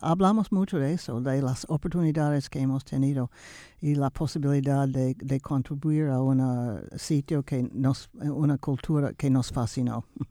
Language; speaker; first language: Spanish; non-native, fluent; English